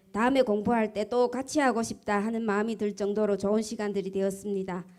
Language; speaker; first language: Korean; early bilingual, heritage; Korean